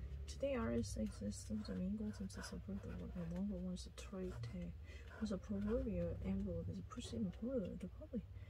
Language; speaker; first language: English; non-native, fluent; Korean